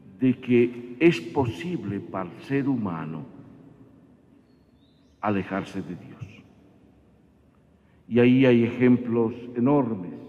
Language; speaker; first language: Spanish; native; Spanish